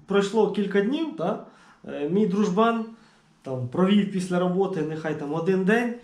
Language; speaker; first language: Ukrainian; native; Ukrainian